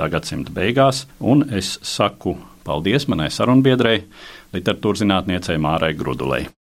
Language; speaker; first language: Latvian; native; Latvian